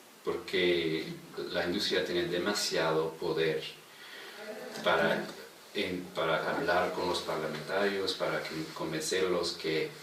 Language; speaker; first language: Spanish; non-native, fluent; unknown